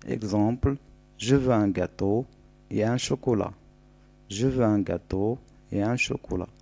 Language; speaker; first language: French; non-native, local second language; Arabic